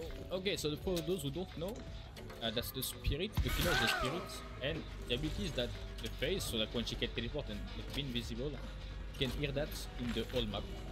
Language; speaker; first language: English; non-native, fluent; French